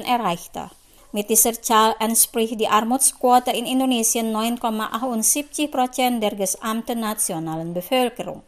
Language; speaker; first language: German; non-native, fluent; Indonesian